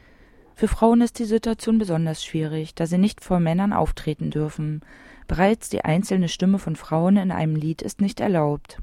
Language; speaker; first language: German; native; German